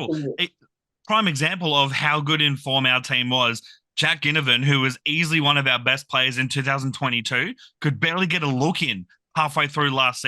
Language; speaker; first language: English; native; English